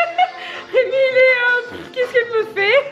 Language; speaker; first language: French; native; French